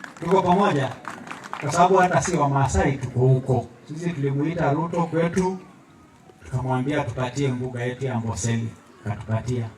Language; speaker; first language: Swahili; non-native, local second language; Masai